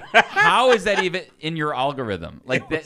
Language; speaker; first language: English; native; English